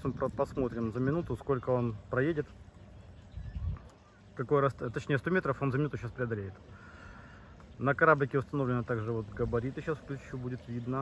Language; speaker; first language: Russian; native; Russian